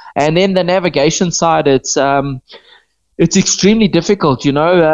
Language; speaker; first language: English; native; English